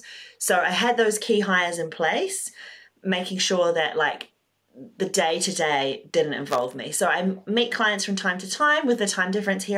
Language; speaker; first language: English; native; English